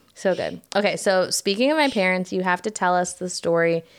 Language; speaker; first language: English; native; English